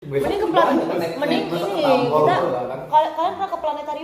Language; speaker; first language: Indonesian; native; Indonesian